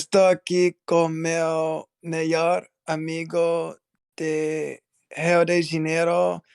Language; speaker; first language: Portuguese; non-native, learner; English